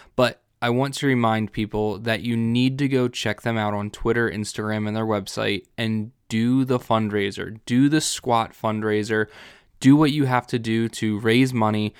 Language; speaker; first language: English; native; English